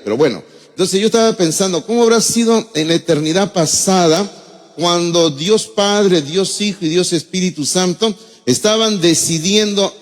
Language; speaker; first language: Spanish; native; Spanish